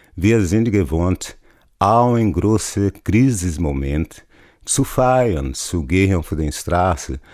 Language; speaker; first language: German; non-native, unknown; Portuguese